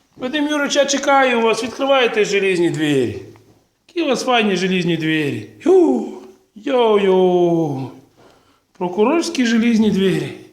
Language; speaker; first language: Ukrainian; native; Ukrainian